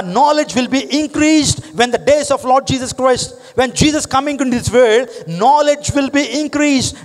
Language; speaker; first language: English; non-native, local second language; Telugu